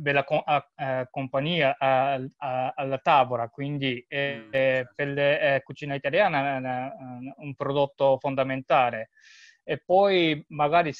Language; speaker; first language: Italian; non-native, learner; Japanese